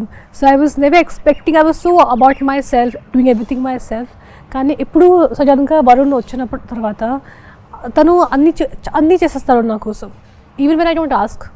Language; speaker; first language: Telugu; non-native, fluent; Hindi